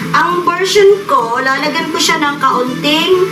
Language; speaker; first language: Filipino; native; Filipino